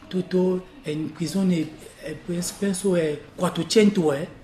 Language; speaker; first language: Italian; non-native, learner; French